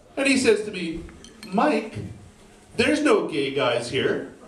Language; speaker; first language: English; native; English